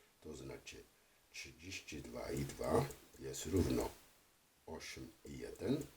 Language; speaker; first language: Polish; non-native, fluent; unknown